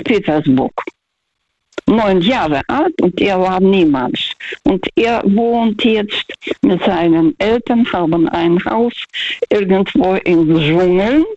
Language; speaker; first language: German; non-native, fluent; Russian